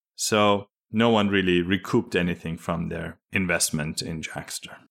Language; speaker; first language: English; early bilingual, other home language; Persian